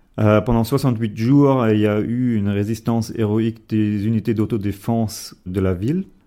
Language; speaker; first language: French; non-native, fluent; German